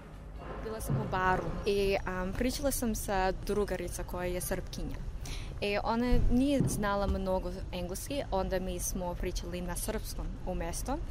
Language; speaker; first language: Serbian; non-native, learner; English